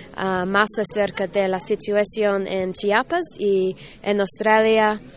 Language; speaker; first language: Spanish; non-native, learner; English